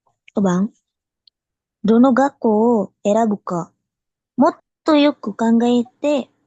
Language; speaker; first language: Japanese; non-native, learner; Indonesian